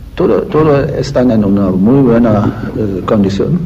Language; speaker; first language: Spanish; non-native, learner; German